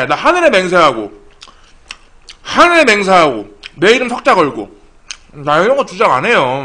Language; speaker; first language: Korean; native; Korean